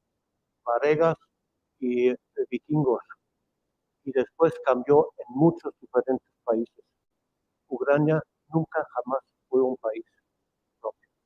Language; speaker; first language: Spanish; non-native, fluent; German